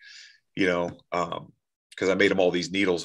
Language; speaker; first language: English; native; English